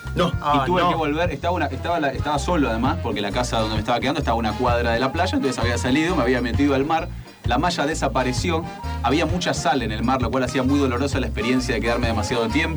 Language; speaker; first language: Spanish; native; Spanish